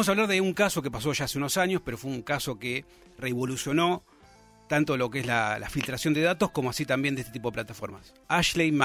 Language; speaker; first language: Spanish; native; Spanish